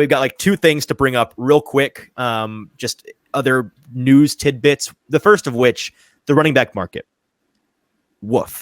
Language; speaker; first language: English; native; English